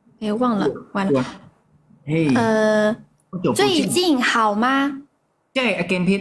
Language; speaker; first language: Chinese; non-native, learner; Thai